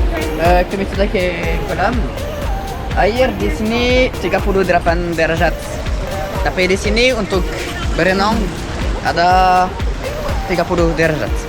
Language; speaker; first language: Indonesian; non-native, learner; French